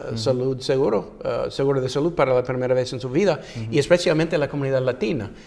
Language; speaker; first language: Spanish; non-native, fluent; English